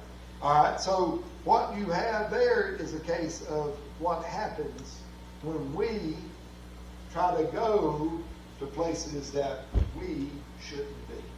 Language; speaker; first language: English; native; English